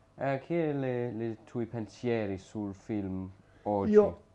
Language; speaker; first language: Italian; non-native, learner; French